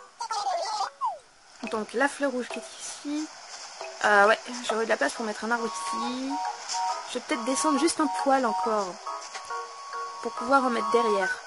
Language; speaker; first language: French; native; French